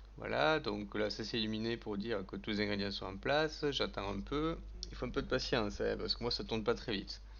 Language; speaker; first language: French; native; French